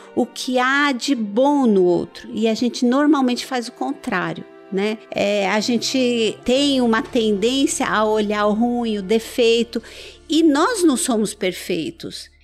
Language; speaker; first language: Portuguese; early bilingual, other home language; Persian